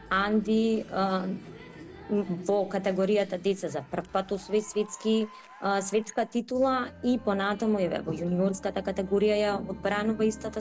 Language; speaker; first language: Macedonian; native; Macedonian